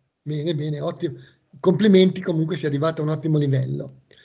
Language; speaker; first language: Italian; native; Italian